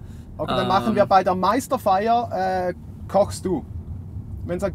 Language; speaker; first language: German; native; German